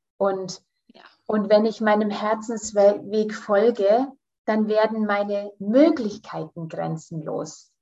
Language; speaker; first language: German; early bilingual, heritage; German